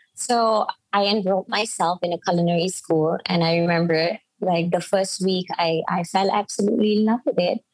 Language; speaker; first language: English; non-native, local second language; Malay